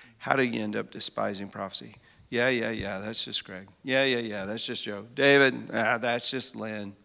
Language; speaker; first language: English; native; English